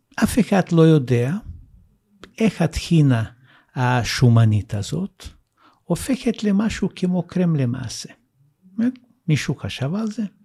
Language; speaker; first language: Hebrew; non-native, fluent; Russian